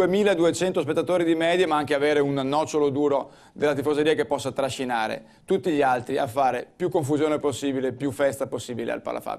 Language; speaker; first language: Italian; native; Italian